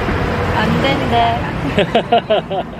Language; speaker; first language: Korean; non-native, fluent; Chinese